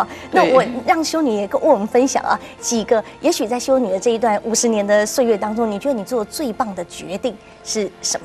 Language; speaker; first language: Chinese; native; Chinese